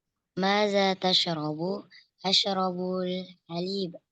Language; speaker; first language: Arabic; non-native, learner; Indonesian